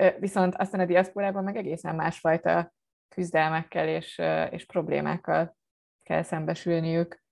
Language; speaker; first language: Hungarian; native; Hungarian